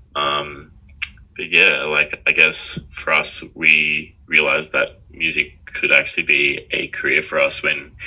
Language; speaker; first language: English; native; English